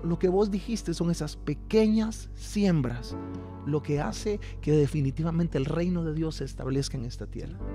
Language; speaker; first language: Spanish; native; Spanish